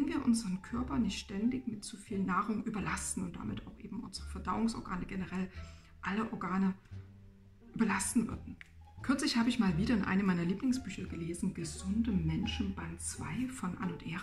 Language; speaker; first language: German; native; German